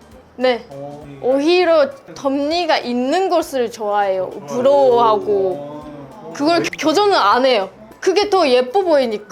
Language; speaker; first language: Korean; non-native, fluent; Japanese